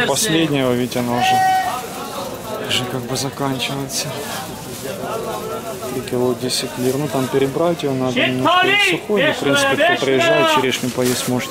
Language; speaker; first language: Russian; native; Russian